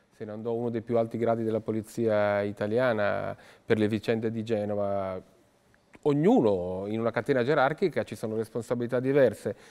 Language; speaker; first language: Italian; native; Italian